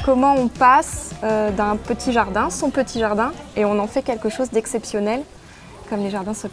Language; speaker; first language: French; native; French